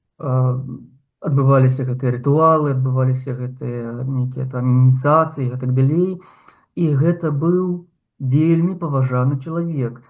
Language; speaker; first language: Belarusian; non-native, local second language; Russian